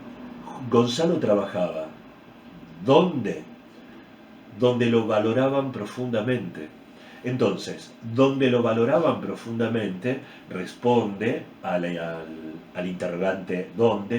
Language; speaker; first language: Spanish; native; Spanish